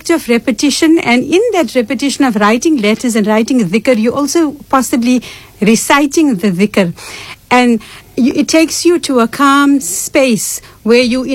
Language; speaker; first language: English; native; English